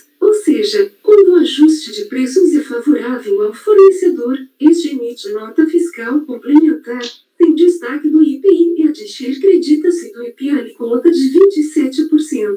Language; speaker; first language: Portuguese; native; Portuguese